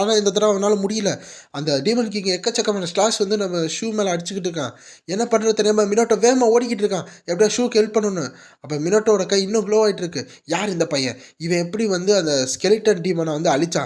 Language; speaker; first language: Tamil; native; Tamil